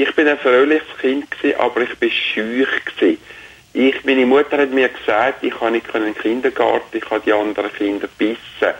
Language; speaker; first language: German; native; German